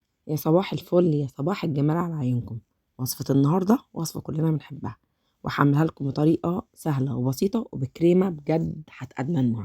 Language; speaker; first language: Arabic; native; Arabic